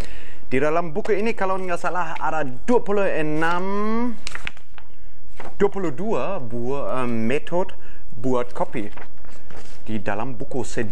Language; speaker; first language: Indonesian; non-native, fluent; German